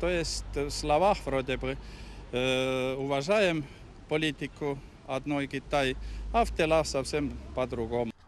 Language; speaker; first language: Russian; non-native, local second language; Estonian